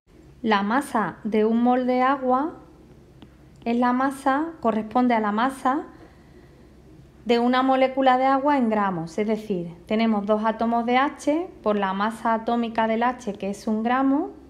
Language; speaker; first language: Spanish; native; Spanish